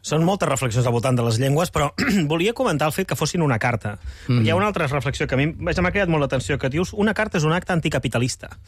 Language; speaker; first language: Catalan; native; Catalan